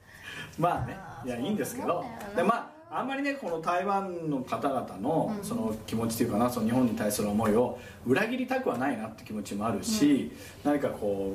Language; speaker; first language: Japanese; native; Japanese